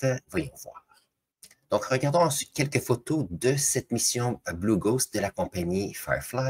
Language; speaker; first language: French; native; French